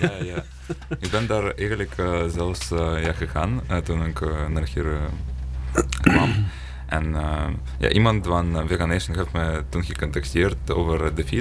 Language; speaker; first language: Dutch; non-native, learner; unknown